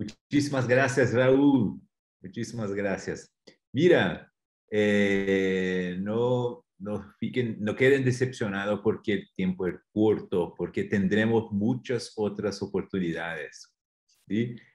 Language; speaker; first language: Spanish; non-native, fluent; Portuguese